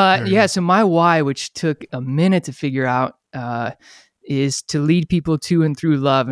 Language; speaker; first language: English; native; English